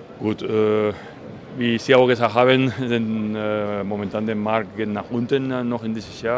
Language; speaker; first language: German; non-native, fluent; Spanish